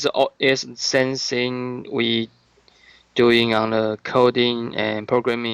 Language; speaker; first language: English; non-native, learner; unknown